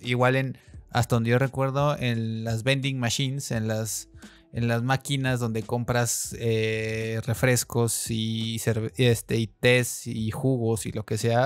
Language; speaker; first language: Spanish; native; Spanish